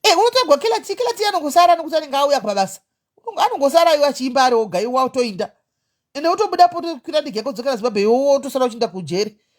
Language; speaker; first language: Shona; native; Shona